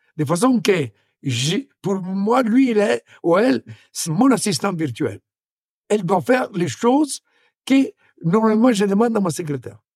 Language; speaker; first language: French; non-native, fluent; Italian